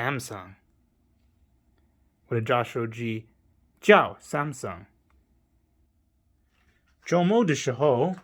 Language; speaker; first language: Chinese; non-native, learner; English